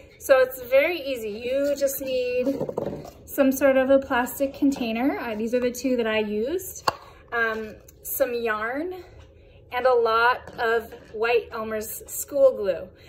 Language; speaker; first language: English; native; English